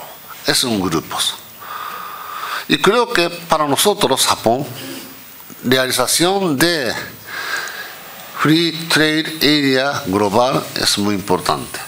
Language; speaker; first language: Spanish; non-native, fluent; Japanese